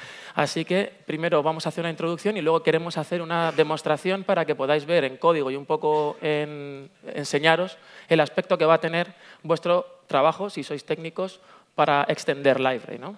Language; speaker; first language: Spanish; native; Spanish